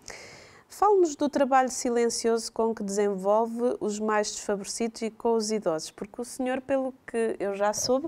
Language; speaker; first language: Portuguese; native; Portuguese